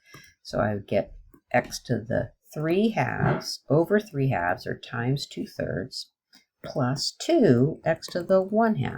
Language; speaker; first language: English; native; English